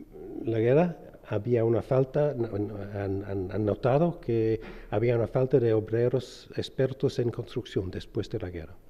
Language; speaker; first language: Spanish; non-native, fluent; English